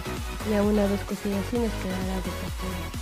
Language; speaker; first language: Spanish; native; Spanish